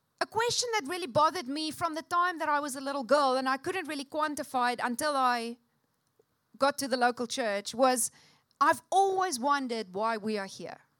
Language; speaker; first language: English; non-native, local second language; Afrikaans